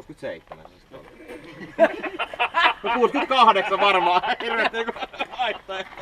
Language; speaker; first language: Finnish; native; Finnish